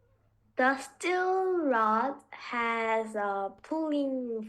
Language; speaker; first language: English; non-native, learner; Korean